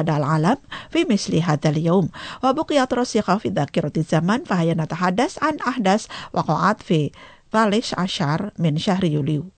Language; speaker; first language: Arabic; non-native, fluent; Indonesian